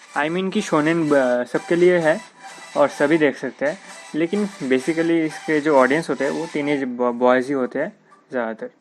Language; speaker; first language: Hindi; non-native, local second language; Bangla